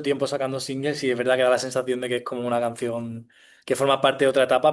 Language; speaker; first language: Spanish; native; Spanish